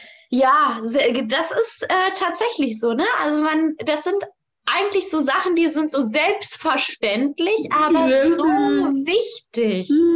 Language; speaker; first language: German; native; German